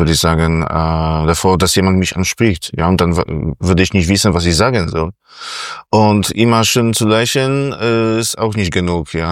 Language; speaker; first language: German; non-native, fluent; Polish